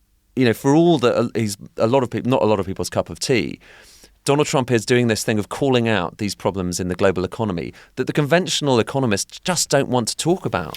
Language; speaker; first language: English; native; English